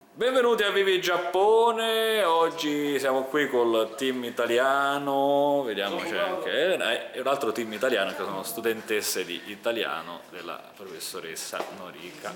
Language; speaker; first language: Italian; native; Italian